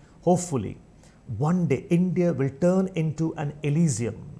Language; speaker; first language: English; non-native, local second language; Bangla